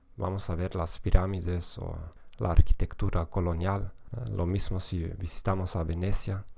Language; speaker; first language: Spanish; non-native, fluent; German